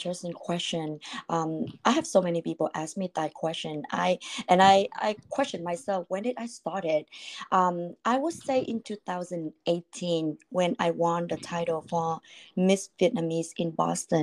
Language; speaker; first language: English; non-native, fluent; Vietnamese